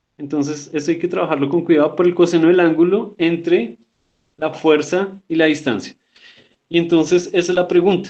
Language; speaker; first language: Spanish; native; Spanish